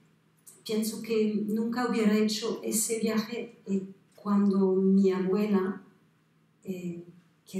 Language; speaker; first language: Spanish; non-native, fluent; French